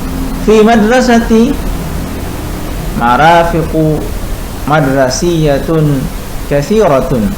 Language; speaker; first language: Arabic; non-native, fluent; Indonesian